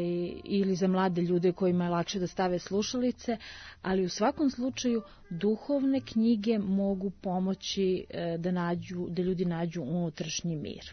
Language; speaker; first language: Serbian; native; Serbian